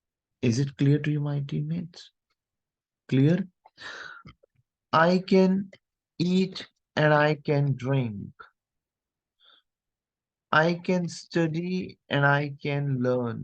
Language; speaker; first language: English; non-native, local second language; Hindi